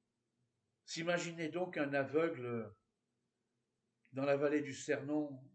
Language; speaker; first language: French; native; French